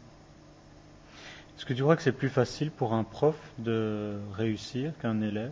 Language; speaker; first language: French; native; French